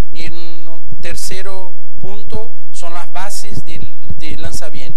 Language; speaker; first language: Spanish; non-native, fluent; Portuguese